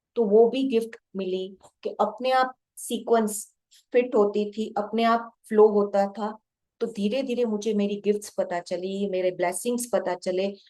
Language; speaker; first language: Hindi; non-native, local second language; Gujarati